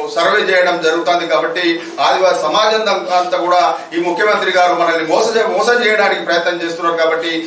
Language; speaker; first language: Telugu; non-native, local second language; Gondi